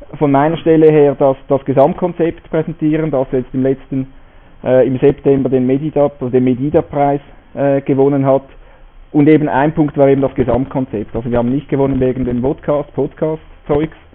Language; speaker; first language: German; native; German